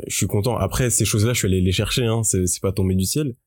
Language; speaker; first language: French; native; French